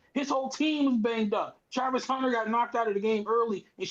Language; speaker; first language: English; native; English